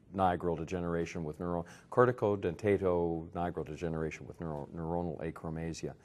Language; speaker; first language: English; native; English